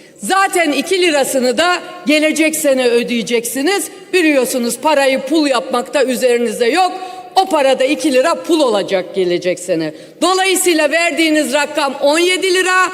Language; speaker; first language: Turkish; native; Turkish